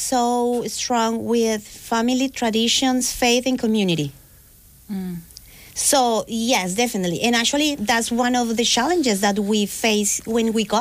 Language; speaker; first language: English; non-native, fluent; Spanish